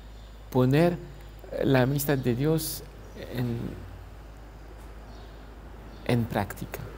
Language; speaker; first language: Spanish; non-native, fluent; French